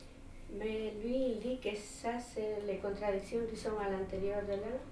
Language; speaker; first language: French; non-native, learner; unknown